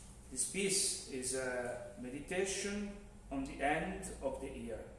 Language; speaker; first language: English; non-native, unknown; Italian